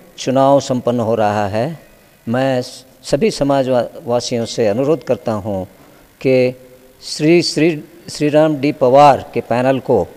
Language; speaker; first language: Hindi; non-native, local second language; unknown